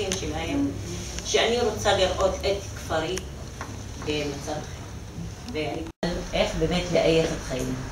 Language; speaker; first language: Hebrew; non-native, local second language; Arabic